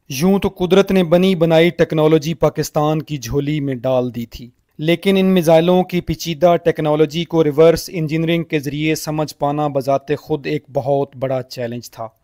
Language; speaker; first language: Urdu; native; Urdu